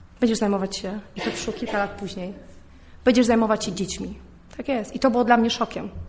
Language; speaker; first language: Polish; early bilingual, heritage; Polish